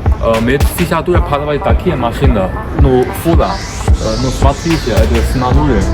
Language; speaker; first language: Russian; non-native, learner; Chinese